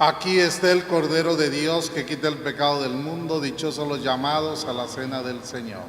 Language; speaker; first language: Spanish; native; Spanish